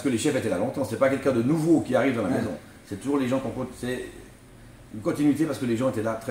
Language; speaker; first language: French; native; French